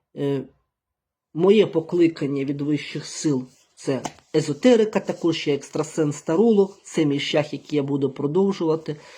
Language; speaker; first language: Ukrainian; native; Ukrainian